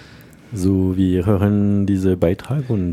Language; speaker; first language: German; non-native, learner; French